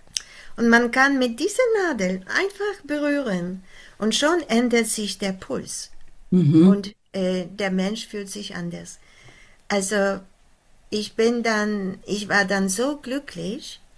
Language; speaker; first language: German; non-native, fluent; Polish